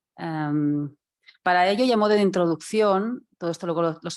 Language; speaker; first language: Spanish; non-native, local second language; Catalan